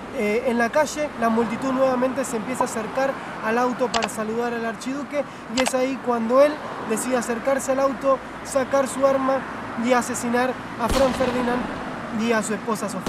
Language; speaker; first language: Spanish; native; Spanish